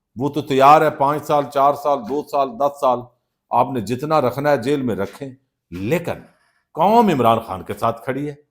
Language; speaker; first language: Urdu; non-native, local second language; Punjabi